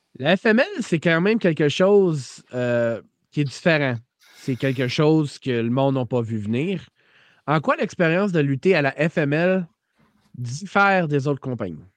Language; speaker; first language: French; native; French